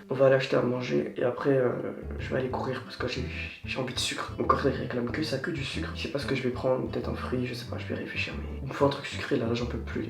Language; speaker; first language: French; native; French